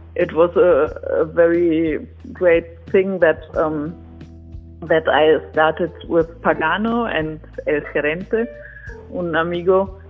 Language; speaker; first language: English; non-native, fluent; German